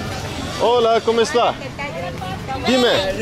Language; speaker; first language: Spanish; non-native, learner; English